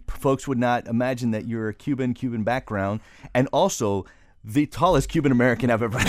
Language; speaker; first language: English; early bilingual, other home language; Spanish